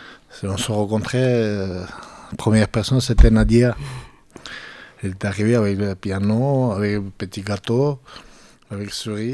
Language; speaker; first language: French; non-native, fluent; Georgian